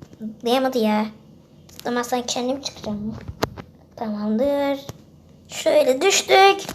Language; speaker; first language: Turkish; native; Turkish